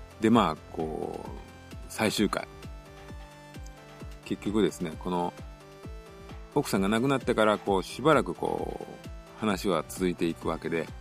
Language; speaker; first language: Japanese; native; Japanese